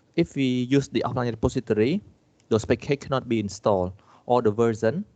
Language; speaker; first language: English; non-native, fluent; Khmer